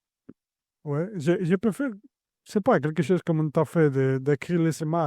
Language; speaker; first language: French; non-native, fluent; Spanish